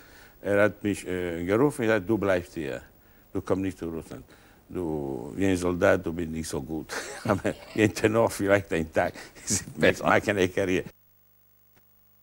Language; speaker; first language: German; non-native, learner; Italian